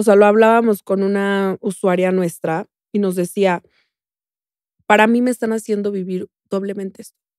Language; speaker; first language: Spanish; native; Spanish